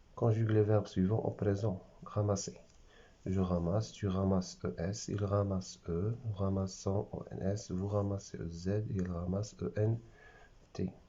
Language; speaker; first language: French; non-native, local second language; Arabic